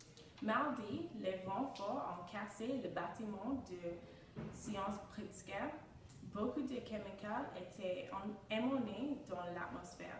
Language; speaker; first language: French; non-native, learner; English